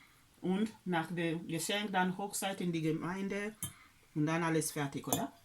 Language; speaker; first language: German; non-native, learner; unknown